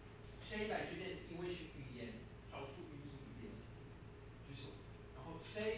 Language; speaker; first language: Chinese; non-native, fluent; French